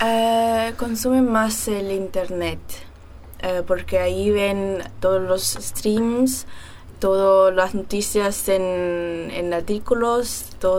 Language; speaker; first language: Spanish; early bilingual, heritage; German